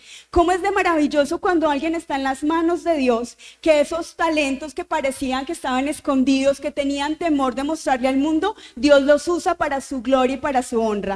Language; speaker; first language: Spanish; native; Spanish